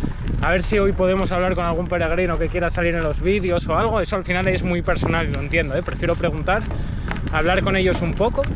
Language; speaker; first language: Spanish; native; Spanish